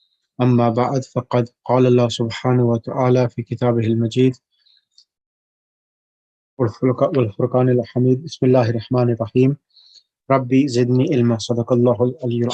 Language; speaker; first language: Arabic; non-native, fluent; English